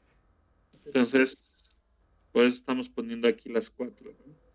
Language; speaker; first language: Spanish; native; Spanish